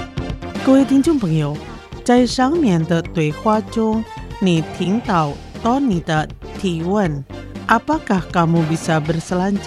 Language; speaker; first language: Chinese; non-native, fluent; Indonesian